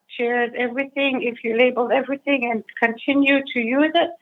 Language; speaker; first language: English; non-native, fluent; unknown